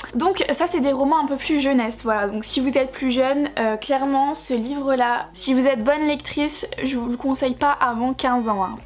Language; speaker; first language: French; native; French